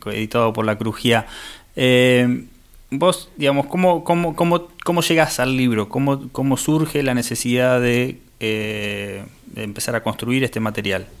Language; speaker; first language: Spanish; native; Spanish